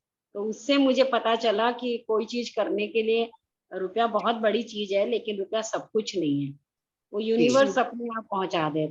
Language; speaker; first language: Hindi; native; Hindi